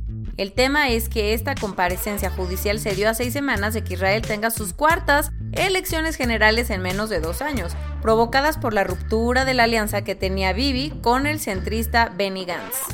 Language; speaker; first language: Spanish; native; Spanish